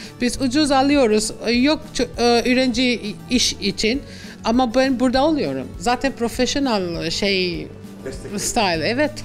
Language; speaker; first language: Turkish; non-native, learner; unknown